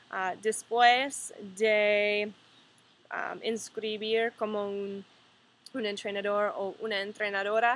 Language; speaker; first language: Spanish; non-native, fluent; English